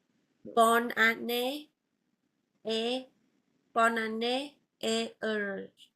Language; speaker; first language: French; non-native, learner; Vietnamese